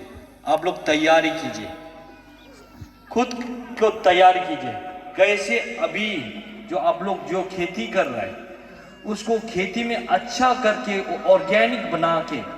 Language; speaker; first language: Hindi; non-native, fluent; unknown